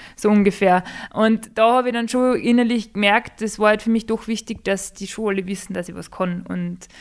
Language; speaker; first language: German; native; German